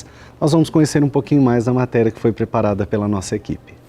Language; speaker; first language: Portuguese; native; Portuguese